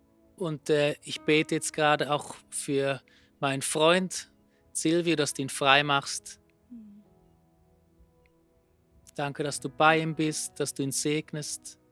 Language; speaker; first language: German; native; German